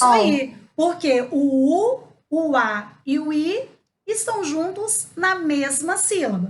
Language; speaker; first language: Portuguese; native; Portuguese